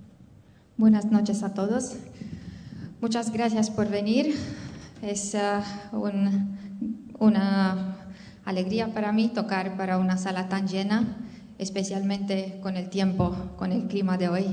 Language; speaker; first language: Spanish; non-native, fluent; Romanian